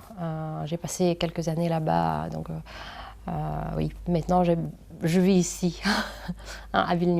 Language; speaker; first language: French; non-native, fluent; Lithuanian